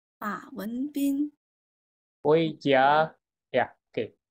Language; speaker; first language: English; non-native, fluent; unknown